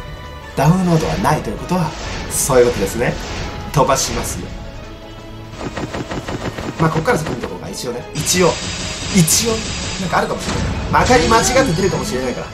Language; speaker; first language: Japanese; native; Japanese